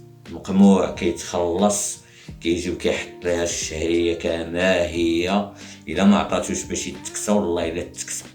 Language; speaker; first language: Arabic; native; Arabic